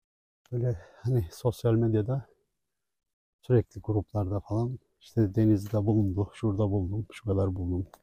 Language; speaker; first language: Turkish; native; Turkish